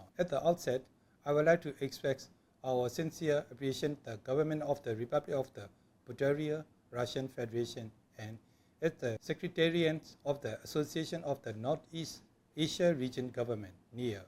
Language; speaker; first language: English; non-native, local second language; Burmese